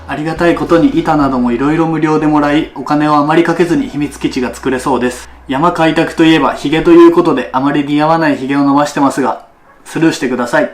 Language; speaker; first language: Japanese; native; Japanese